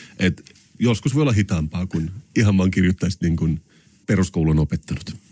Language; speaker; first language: Finnish; non-native, local second language; Swedish